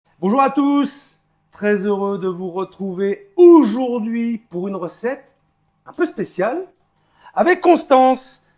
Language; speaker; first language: French; native; French